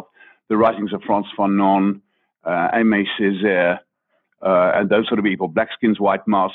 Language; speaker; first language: English; native; English